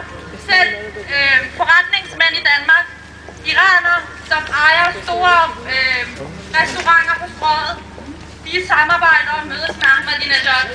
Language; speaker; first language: Danish; early bilingual, other home language; Persian